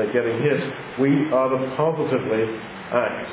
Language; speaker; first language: English; native; English